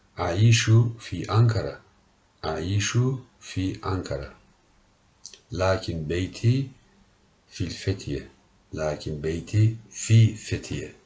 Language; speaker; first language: Arabic; non-native, learner; Turkish